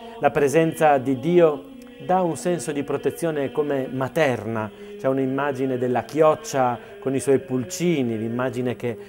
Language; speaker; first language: Italian; native; Italian